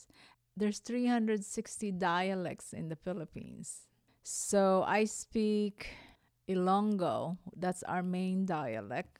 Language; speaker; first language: English; non-native, local second language; Hiligaynon